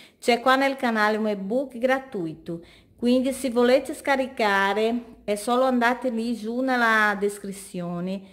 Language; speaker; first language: Italian; non-native, fluent; Portuguese